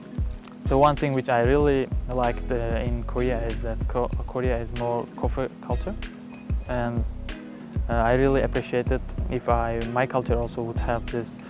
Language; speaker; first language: English; non-native, fluent; Uzbek